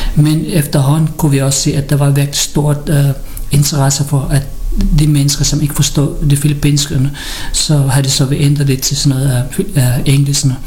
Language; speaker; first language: Danish; early bilingual, other home language; Filipino